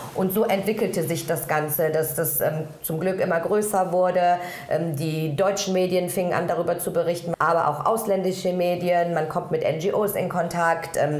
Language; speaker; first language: German; early bilingual, other home language; Persian